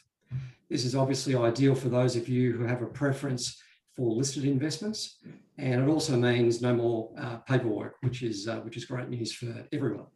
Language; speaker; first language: English; native; English